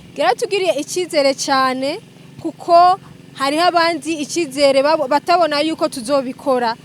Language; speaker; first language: Rundi; native; Rundi